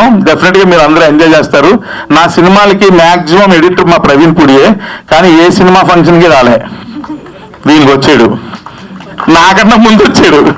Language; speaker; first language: Telugu; native; Telugu